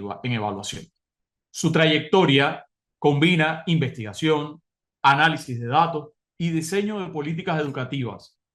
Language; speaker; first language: Spanish; native; Spanish